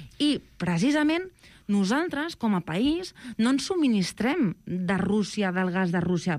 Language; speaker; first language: Catalan; non-native, local second language; Spanish